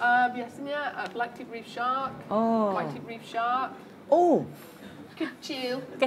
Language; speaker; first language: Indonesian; non-native, fluent; English